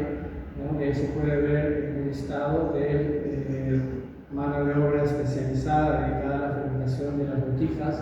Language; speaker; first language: Spanish; native; Spanish